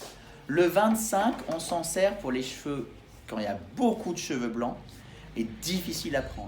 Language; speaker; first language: French; native; French